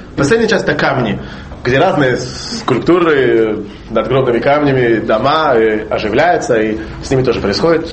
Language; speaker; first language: Russian; non-native, fluent; Hebrew